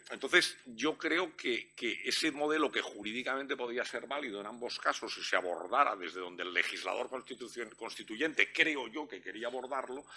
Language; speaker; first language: Spanish; native; Spanish